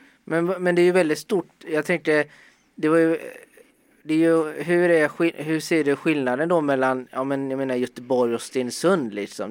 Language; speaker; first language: Swedish; native; Swedish